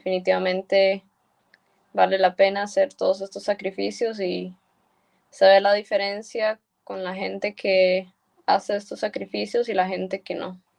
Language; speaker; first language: Spanish; early bilingual, heritage; Spanish